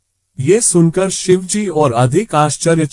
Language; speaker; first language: Hindi; native; Hindi